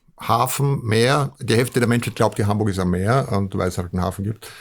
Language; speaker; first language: German; native; German